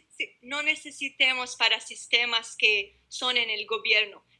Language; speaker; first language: Spanish; non-native, learner; Arabic